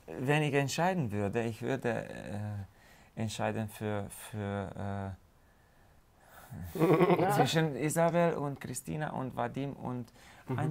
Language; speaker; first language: German; non-native, fluent; Hungarian